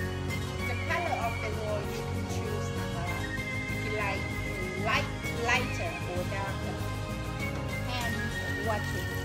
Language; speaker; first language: English; non-native, learner; Thai